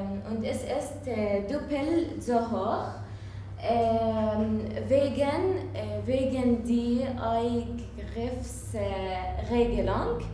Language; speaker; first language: German; non-native, learner; Arabic